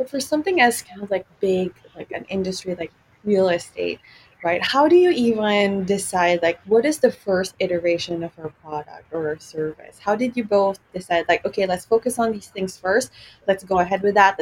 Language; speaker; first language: English; non-native, local second language; Filipino